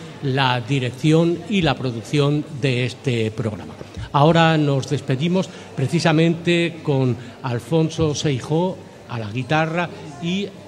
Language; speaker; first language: Spanish; native; Spanish